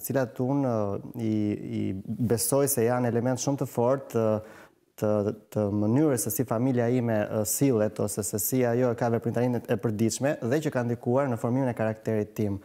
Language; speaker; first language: Albanian; native; Albanian